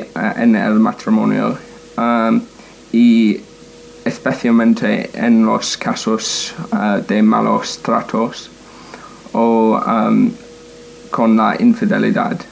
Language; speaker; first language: Spanish; non-native, learner; English